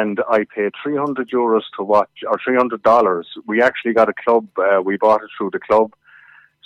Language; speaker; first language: English; native; English